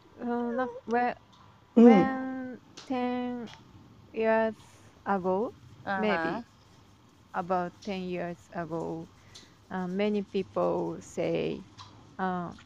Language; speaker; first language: English; non-native, learner; Japanese